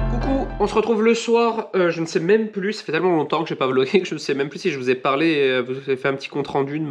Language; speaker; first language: French; native; French